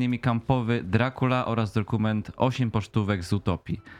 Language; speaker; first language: Polish; native; Polish